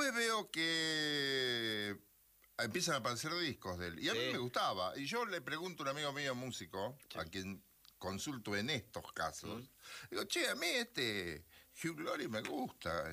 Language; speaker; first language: Spanish; native; Spanish